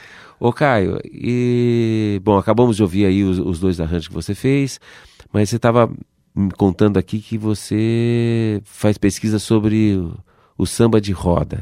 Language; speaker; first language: Portuguese; native; Portuguese